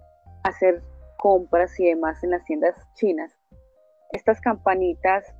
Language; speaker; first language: Spanish; native; Spanish